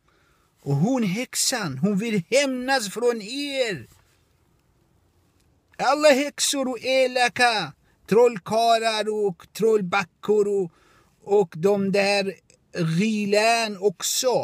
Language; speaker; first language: Swedish; non-native, fluent; Arabic